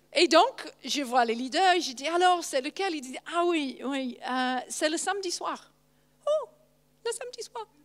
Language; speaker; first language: French; non-native, fluent; English